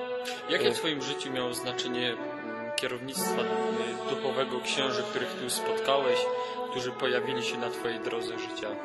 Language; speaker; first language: Polish; native; Polish